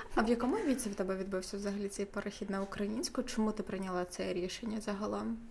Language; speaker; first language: Ukrainian; native; Ukrainian